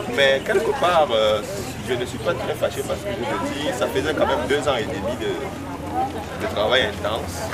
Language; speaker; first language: French; native; French